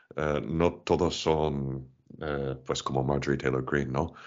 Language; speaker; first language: Spanish; non-native, fluent; English